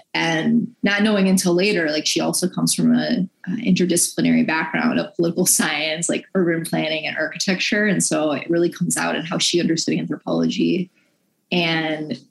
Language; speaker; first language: English; native; English